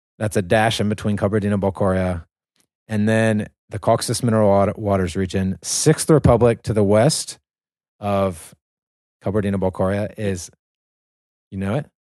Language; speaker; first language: English; native; English